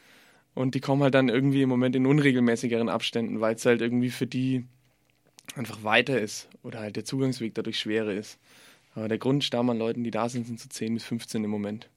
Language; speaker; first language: German; native; German